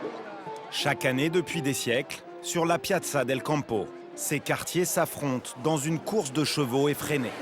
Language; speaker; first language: French; native; French